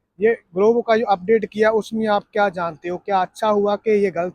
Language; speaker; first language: Hindi; non-native, local second language; Punjabi